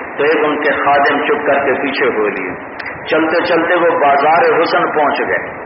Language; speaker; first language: Urdu; non-native, local second language; Punjabi